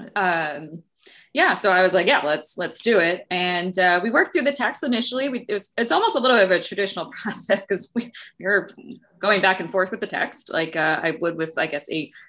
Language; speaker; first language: English; native; English